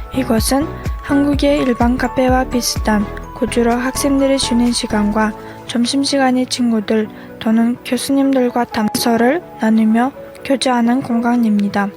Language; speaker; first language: Korean; non-native, fluent; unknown